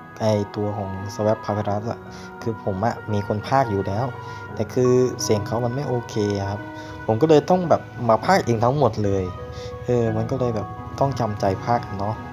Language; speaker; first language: Thai; native; Thai